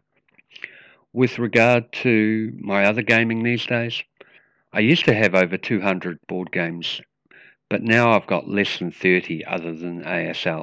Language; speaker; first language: English; native; English